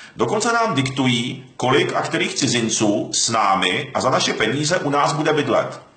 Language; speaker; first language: Czech; early bilingual, other home language; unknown